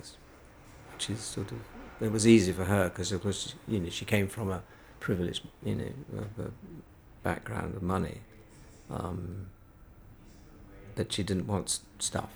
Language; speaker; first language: English; native; English